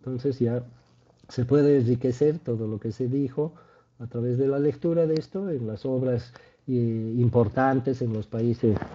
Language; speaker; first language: Spanish; native; Spanish